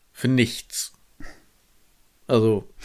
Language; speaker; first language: German; native; German